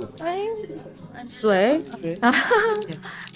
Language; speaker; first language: Chinese; non-native, fluent; Korean